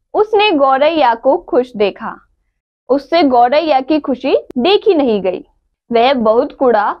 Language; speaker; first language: Hindi; native; Hindi